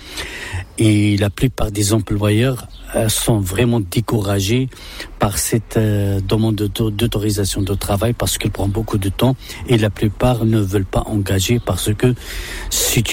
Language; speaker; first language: French; non-native, local second language; Arabic